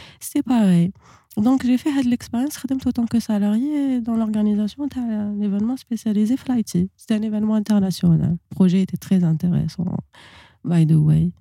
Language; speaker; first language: French; non-native, local second language; Arabic